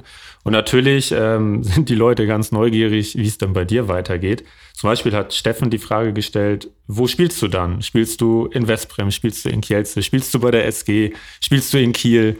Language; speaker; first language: German; native; German